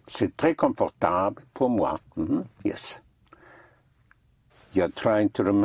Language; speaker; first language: French; non-native, fluent; English